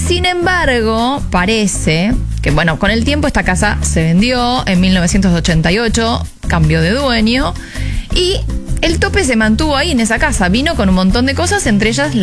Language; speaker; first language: Spanish; native; Spanish